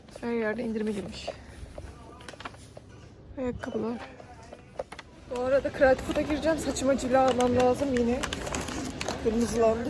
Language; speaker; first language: Turkish; early bilingual, other home language; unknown